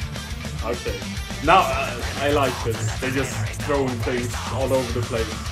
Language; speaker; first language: English; non-native, fluent; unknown